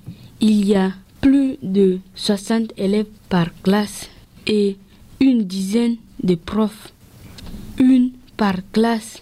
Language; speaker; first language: French; early bilingual, other home language; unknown